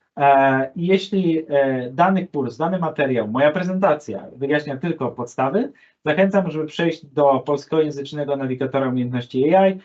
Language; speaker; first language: Polish; native; Polish